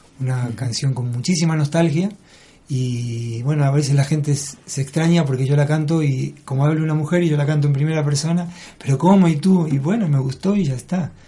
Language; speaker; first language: Spanish; native; Spanish